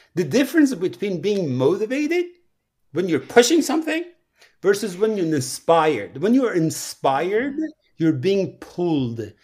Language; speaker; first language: English; non-native, fluent; Persian